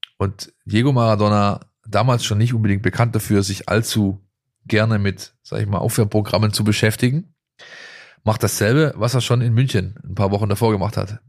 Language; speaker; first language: German; native; German